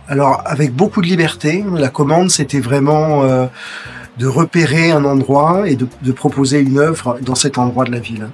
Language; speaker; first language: French; native; French